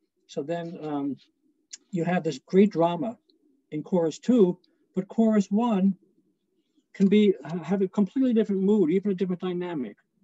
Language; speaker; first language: English; native; English